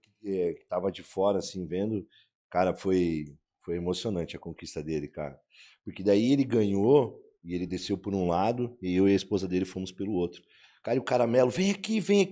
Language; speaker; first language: Portuguese; native; Portuguese